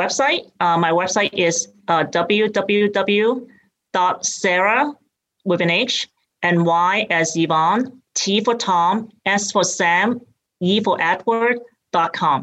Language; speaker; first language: English; native; English